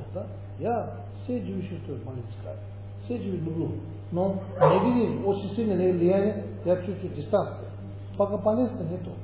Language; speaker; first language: Russian; non-native, learner; Tibetan